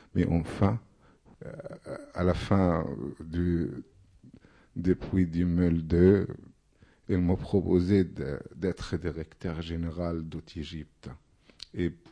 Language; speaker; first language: French; non-native, fluent; Arabic